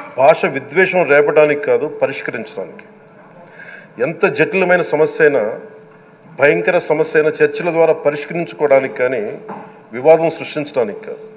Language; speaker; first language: Telugu; native; Telugu